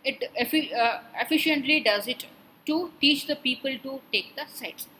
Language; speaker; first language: English; non-native, local second language; Kannada